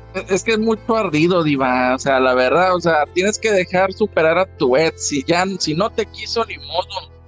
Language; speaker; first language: Spanish; native; Spanish